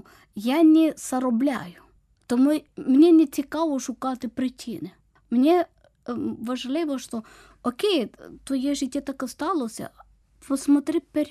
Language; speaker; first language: Ukrainian; non-native, learner; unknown